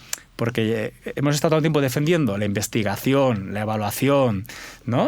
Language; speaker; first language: Spanish; native; Spanish